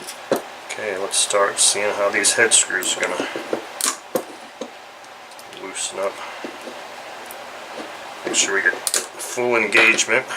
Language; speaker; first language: English; native; English